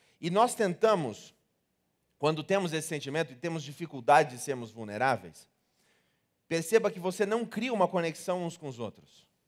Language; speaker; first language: Portuguese; native; Portuguese